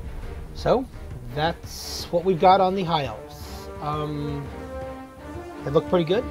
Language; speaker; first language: English; native; English